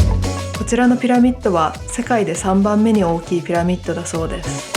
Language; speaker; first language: Japanese; native; Japanese